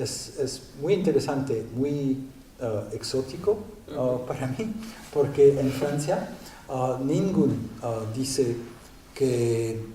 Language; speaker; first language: Spanish; non-native, learner; French